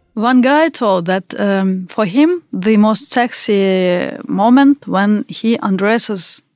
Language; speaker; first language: English; non-native, fluent; Russian